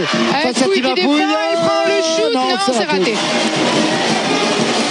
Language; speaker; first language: French; native; French